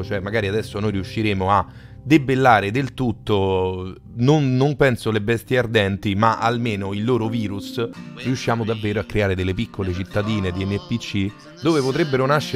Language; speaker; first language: Italian; native; Italian